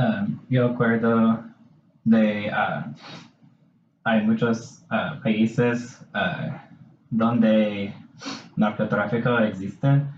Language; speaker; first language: Spanish; non-native, learner; English